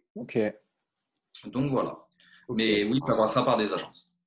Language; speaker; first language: French; native; French